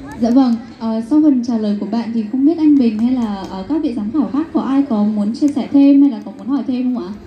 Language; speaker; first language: Vietnamese; non-native, local second language; Hmong